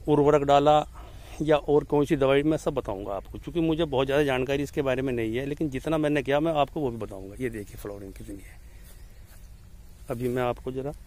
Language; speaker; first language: Hindi; native; Hindi